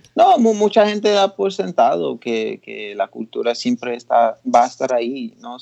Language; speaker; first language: Spanish; early bilingual, heritage; Spanish